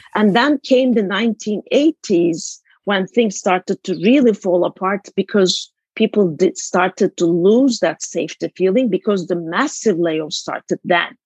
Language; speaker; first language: English; non-native, fluent; Turkish